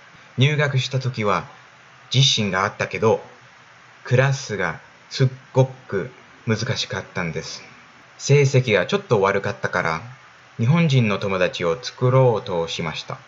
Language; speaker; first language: Japanese; non-native, fluent; English